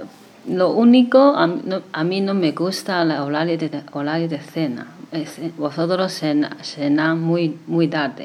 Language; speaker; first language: Spanish; non-native, learner; Chinese